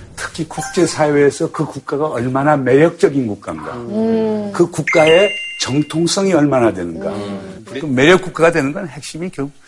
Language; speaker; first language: Korean; native; Korean